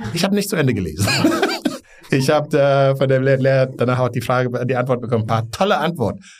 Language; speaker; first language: German; non-native, fluent; Wolof